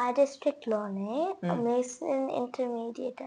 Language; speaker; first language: Telugu; early bilingual, heritage; Telugu